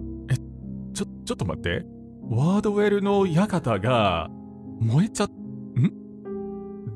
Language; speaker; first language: Japanese; non-native, fluent; English